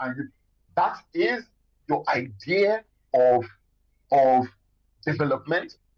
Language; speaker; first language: English; non-native, local second language; Yoruba